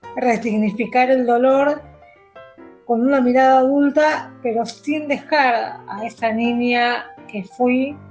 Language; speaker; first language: Spanish; native; Spanish